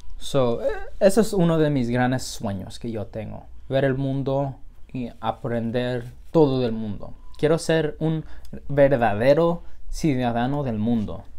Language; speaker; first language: Spanish; early bilingual, heritage; Spanish